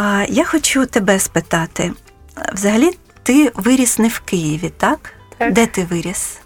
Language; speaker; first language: Ukrainian; native; Ukrainian